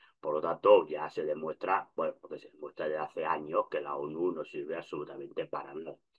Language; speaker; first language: Spanish; native; Spanish